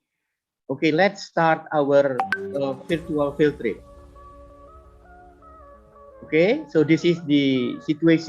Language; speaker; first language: English; non-native, fluent; Indonesian